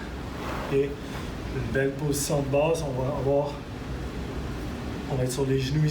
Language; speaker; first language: French; native; French